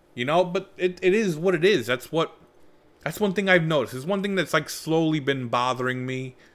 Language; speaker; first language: English; native; English